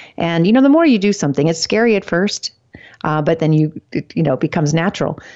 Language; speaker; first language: English; native; English